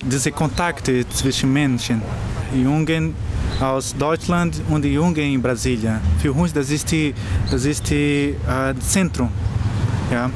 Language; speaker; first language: German; non-native, learner; Portuguese